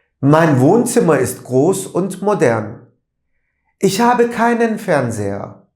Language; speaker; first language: German; non-native, fluent; Turkish